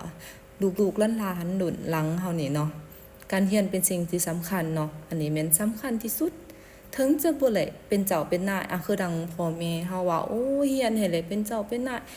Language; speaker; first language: Thai; non-native, local second language; Lao